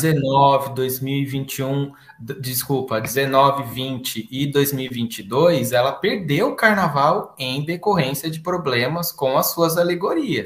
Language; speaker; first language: Portuguese; native; Portuguese